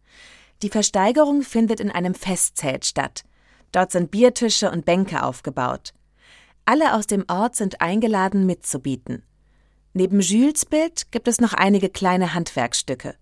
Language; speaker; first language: German; native; German